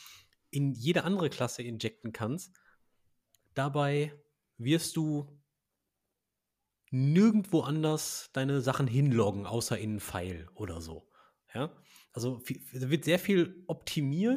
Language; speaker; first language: German; native; German